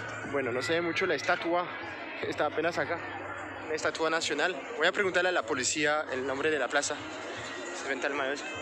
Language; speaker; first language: Spanish; non-native, fluent; French